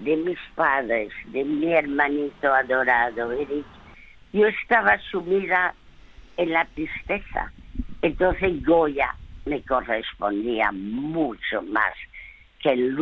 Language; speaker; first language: Spanish; early bilingual, other home language; French